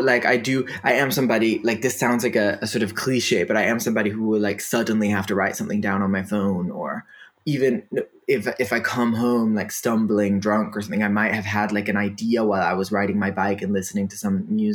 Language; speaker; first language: English; non-native, fluent; Danish